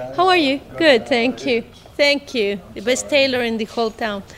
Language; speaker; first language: English; non-native, fluent; Spanish